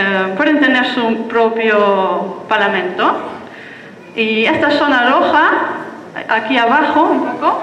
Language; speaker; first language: Spanish; non-native, fluent; German